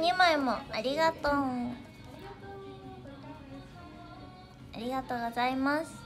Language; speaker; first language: Japanese; native; Japanese